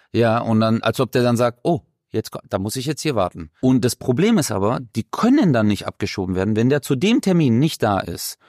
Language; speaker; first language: German; early bilingual, other home language; Turkish